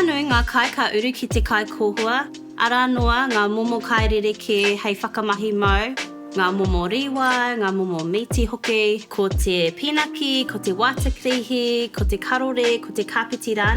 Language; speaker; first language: Māori; non-native, local second language; English